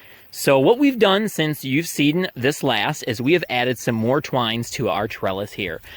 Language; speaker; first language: English; native; English